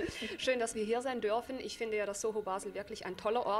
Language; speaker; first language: German; native; German